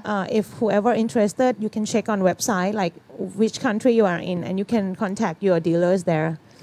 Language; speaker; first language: English; non-native, fluent; Thai